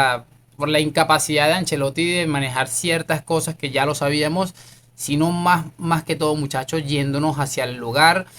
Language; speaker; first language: Spanish; native; Spanish